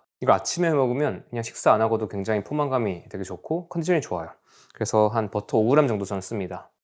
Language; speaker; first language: Korean; native; Korean